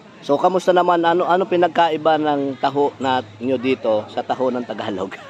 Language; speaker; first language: Filipino; native; Filipino